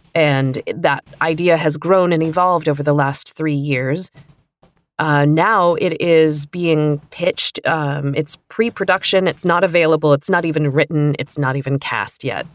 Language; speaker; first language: English; native; English